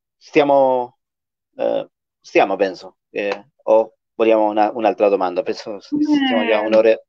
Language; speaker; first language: Italian; non-native, learner; Spanish